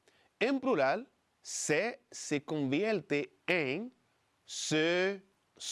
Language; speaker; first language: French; non-native, fluent; Spanish